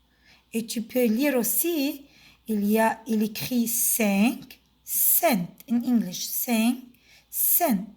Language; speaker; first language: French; non-native, fluent; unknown